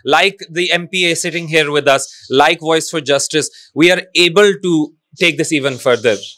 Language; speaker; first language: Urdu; non-native, local second language; Punjabi